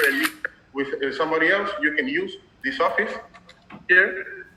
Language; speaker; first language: English; non-native, fluent; Spanish